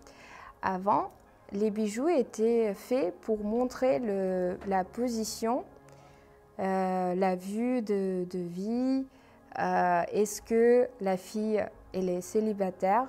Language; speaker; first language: French; non-native, fluent; Armenian